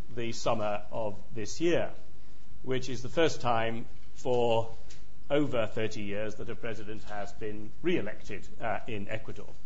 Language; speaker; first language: English; native; English